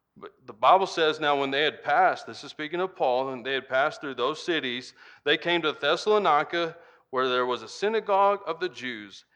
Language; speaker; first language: English; native; English